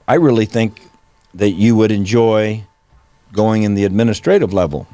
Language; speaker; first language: English; native; English